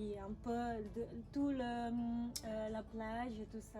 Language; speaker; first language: French; non-native, learner; Indonesian